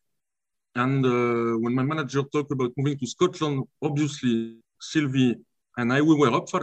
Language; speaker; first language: English; non-native, fluent; French